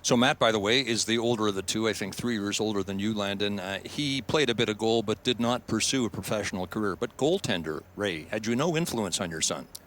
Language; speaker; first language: English; native; English